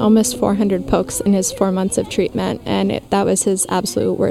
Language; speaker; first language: English; native; English